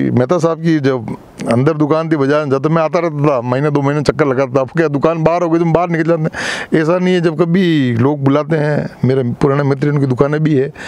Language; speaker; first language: Hindi; native; Hindi